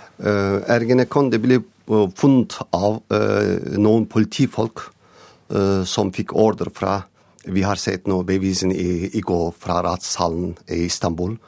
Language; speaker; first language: Norwegian; non-native, learner; Turkish